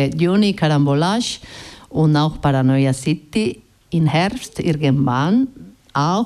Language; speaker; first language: German; non-native, learner; Basque